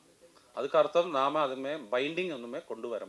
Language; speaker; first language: Tamil; non-native, fluent; Malayalam